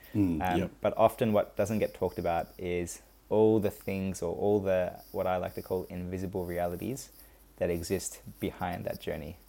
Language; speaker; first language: English; early bilingual, other home language; Hindi